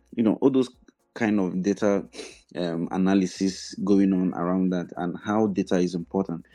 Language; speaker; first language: English; non-native, local second language; Igbo